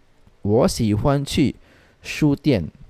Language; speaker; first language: Chinese; non-native, fluent; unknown